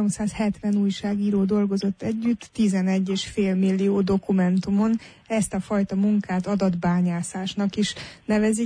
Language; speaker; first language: Hungarian; native; Hungarian